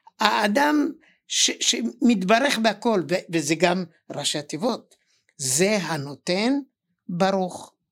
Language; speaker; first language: Hebrew; native; Hebrew